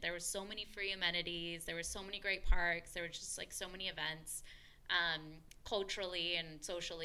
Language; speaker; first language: English; early bilingual, other home language; Spanish